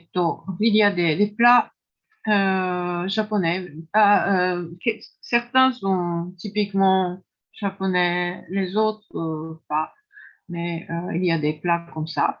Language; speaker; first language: French; non-native, fluent; Japanese